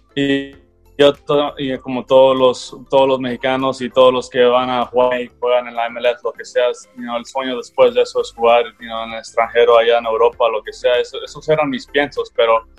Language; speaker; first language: Spanish; early bilingual, heritage; Spanish